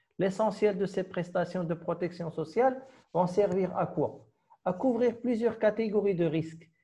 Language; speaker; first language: French; non-native, local second language; Arabic